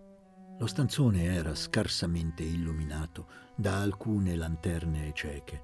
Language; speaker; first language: Italian; native; Italian